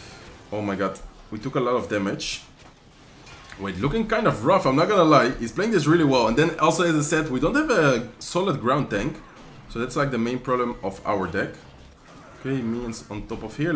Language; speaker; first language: English; non-native, fluent; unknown